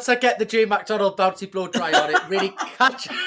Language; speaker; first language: English; native; English